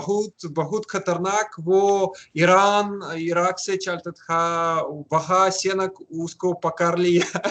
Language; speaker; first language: Hindi; non-native, learner; Russian